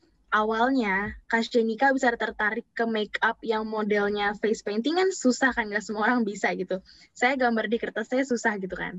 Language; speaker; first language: Indonesian; native; Indonesian